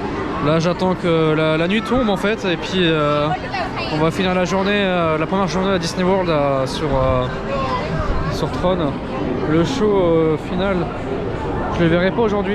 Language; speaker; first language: French; native; French